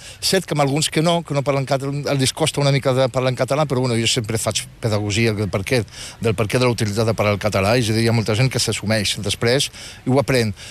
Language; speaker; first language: Catalan; non-native, fluent; Riffian